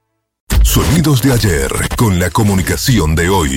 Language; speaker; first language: Spanish; native; Spanish